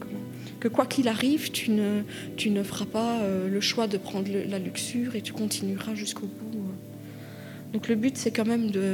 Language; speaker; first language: French; native; French